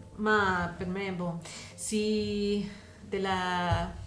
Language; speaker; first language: Italian; non-native, learner; English